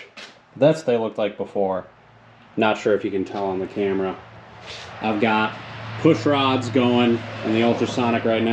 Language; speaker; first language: English; native; English